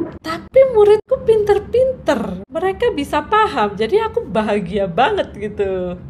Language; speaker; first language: Indonesian; non-native, local second language; Javanese